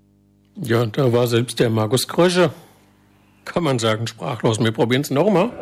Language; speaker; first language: German; native; German